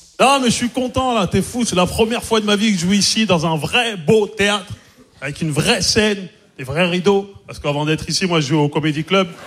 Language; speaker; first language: French; early bilingual, other home language; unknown